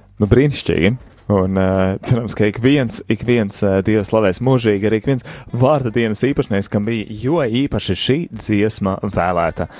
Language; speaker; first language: Latvian; native; Latvian